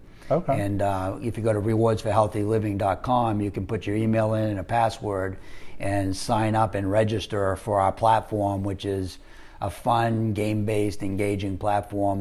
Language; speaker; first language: English; native; English